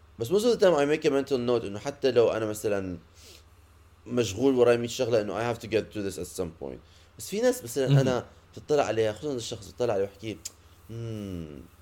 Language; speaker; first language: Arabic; native; Arabic